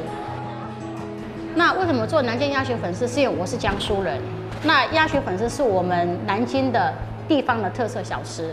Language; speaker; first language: Chinese; native; Chinese